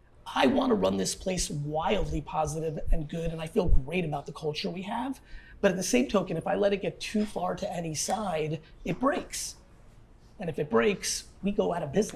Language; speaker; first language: English; early bilingual, other home language; Russian